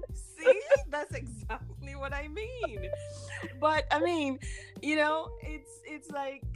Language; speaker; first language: English; non-native, local second language; Igbo